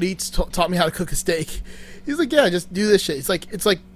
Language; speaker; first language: English; native; English